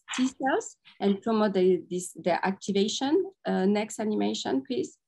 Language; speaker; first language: English; non-native, fluent; French